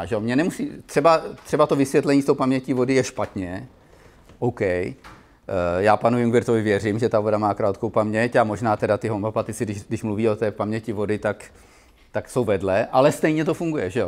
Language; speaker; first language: Czech; native; Czech